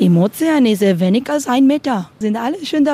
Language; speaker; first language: German; non-native, learner; Spanish